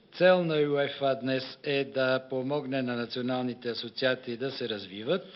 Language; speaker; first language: Bulgarian; native; Bulgarian